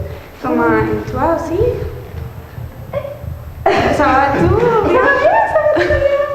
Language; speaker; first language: French; non-native, learner; Spanish